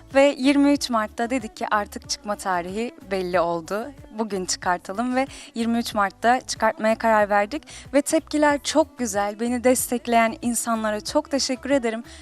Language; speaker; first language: Turkish; native; Turkish